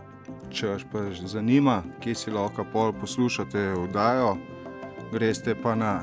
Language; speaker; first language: Slovenian; native; Slovenian